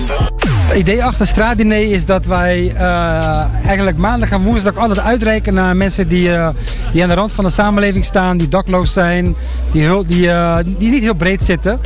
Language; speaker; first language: Dutch; native; Dutch